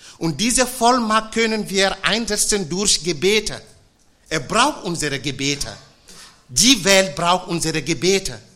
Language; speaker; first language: German; non-native, fluent; French